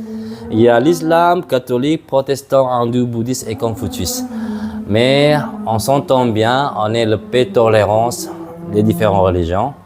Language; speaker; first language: French; non-native, fluent; Madurese